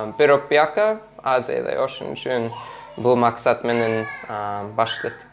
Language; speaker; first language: Kyrgyz; non-native, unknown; English